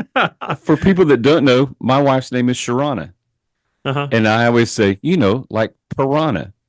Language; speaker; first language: English; native; English